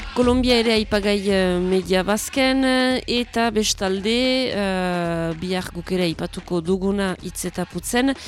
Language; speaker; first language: Basque; native; Basque